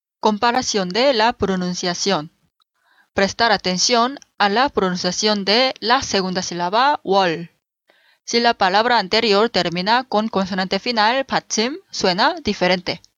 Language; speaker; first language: Spanish; non-native, fluent; Korean